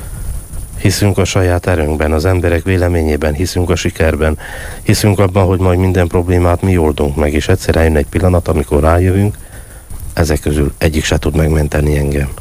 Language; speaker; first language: Hungarian; native; Hungarian